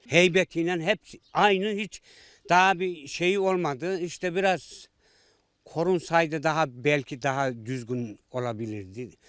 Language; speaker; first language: Turkish; native; Turkish